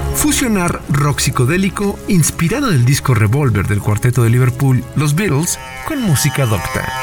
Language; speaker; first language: Spanish; native; Spanish